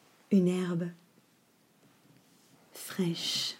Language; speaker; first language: French; native; French